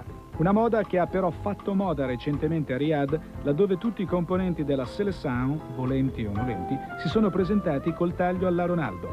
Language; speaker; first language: Italian; native; Italian